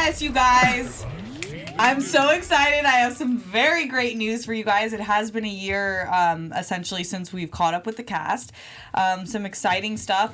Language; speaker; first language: English; native; English